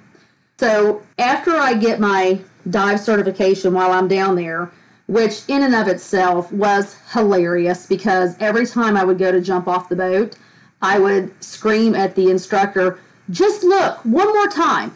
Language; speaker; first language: English; native; English